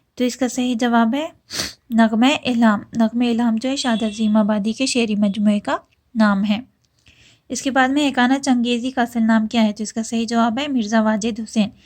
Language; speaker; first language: Urdu; native; Urdu